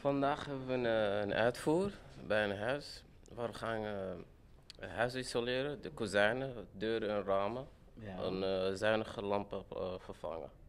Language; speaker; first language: Dutch; non-native, fluent; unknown